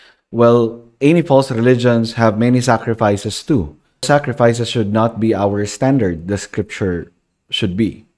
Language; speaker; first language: English; non-native, local second language; Filipino